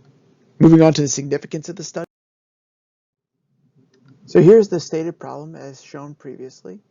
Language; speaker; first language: English; native; English